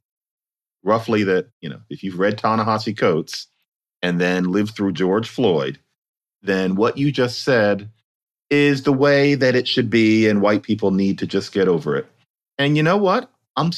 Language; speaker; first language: English; native; English